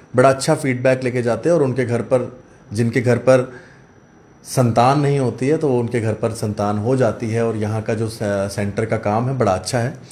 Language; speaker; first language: Hindi; native; Hindi